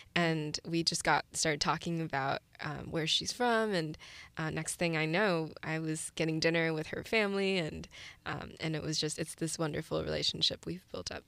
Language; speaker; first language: English; early bilingual, other home language; Chinese